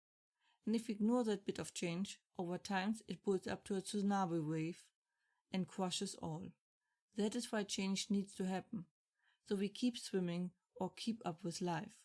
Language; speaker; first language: English; non-native, fluent; German